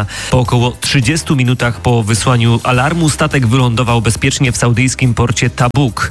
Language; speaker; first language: Polish; native; Polish